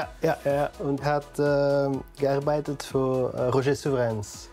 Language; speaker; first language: German; non-native, learner; Dutch